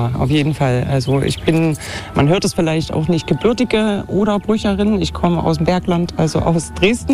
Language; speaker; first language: German; native; German